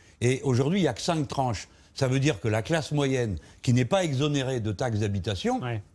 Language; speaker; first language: French; native; French